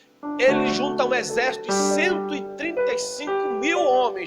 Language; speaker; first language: Portuguese; native; Portuguese